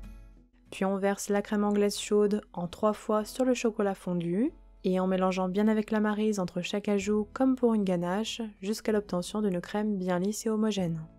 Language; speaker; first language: French; native; French